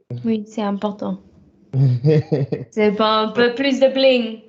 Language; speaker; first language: French; non-native, fluent; German